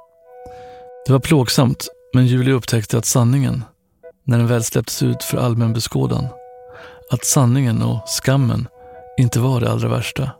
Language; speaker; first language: Swedish; native; Swedish